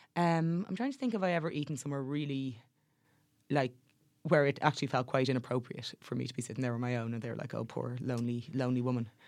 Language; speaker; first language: English; native; English